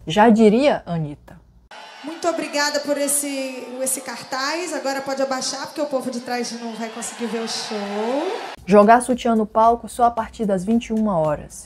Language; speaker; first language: Portuguese; native; Portuguese